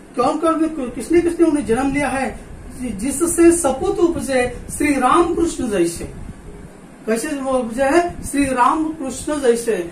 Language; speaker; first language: Hindi; non-native, local second language; Marathi